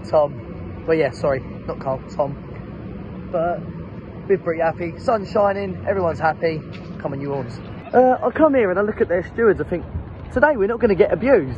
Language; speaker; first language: English; native; English